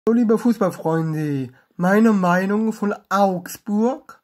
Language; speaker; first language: German; non-native, learner; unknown